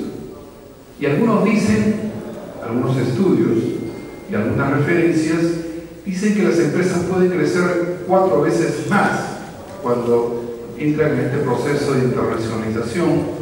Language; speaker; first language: Spanish; native; Spanish